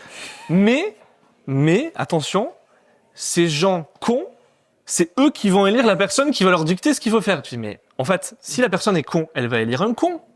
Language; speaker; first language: French; native; French